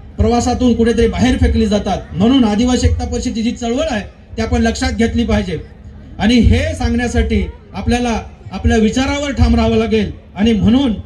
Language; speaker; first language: Marathi; native; Marathi